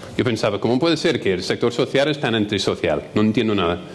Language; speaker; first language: Spanish; non-native, fluent; English